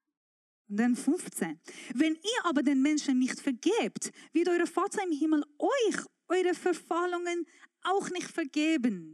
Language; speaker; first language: German; non-native, fluent; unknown